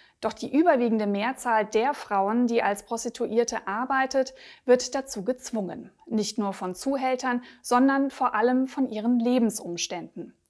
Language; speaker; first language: German; native; German